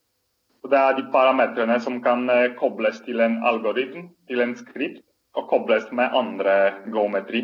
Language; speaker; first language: Swedish; non-native, fluent; Polish